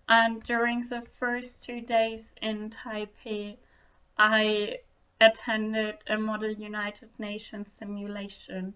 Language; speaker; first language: English; non-native, fluent; German